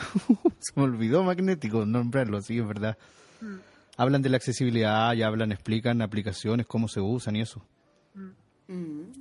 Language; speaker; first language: Spanish; native; Spanish